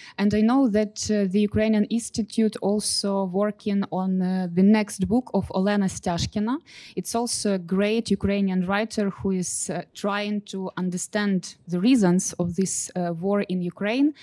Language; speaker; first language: English; non-native, fluent; Ukrainian